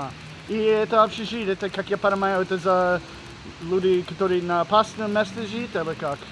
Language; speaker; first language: Russian; non-native, learner; English